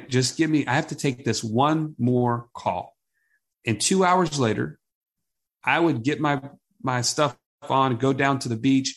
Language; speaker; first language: English; native; English